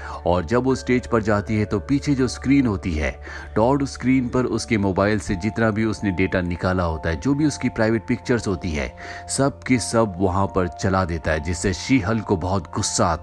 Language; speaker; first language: Hindi; native; Hindi